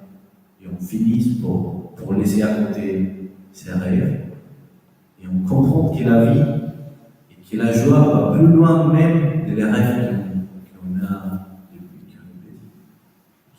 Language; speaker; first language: French; non-native, fluent; Spanish